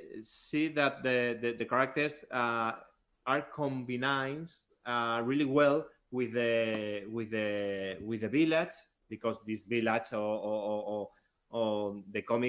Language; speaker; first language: English; non-native, learner; Spanish